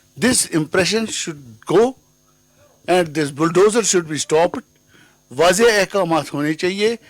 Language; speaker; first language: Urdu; non-native, local second language; Kashmiri